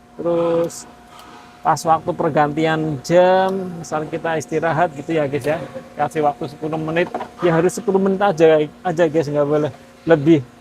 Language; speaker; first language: Indonesian; native; Indonesian